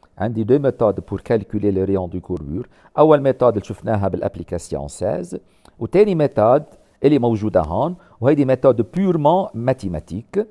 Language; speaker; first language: French; non-native, local second language; Arabic